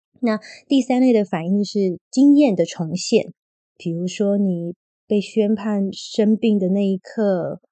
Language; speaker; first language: Chinese; native; Chinese